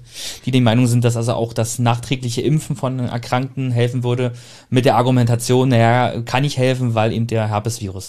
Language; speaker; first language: German; native; German